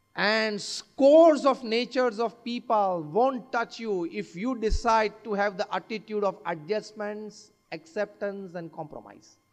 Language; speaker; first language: English; non-native, local second language; Gujarati